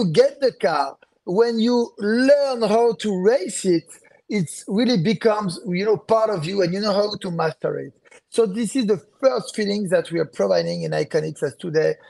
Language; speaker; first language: English; non-native, fluent; French